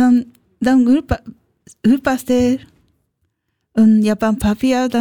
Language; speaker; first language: German; non-native, learner; Japanese